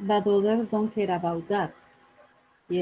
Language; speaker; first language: English; non-native, fluent; Spanish